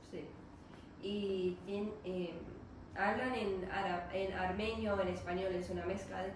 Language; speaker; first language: Spanish; non-native, learner; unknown